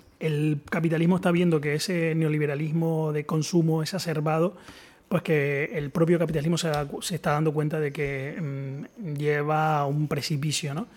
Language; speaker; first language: Spanish; native; Spanish